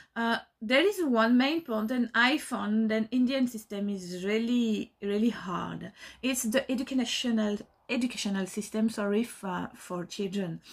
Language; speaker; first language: English; non-native, learner; French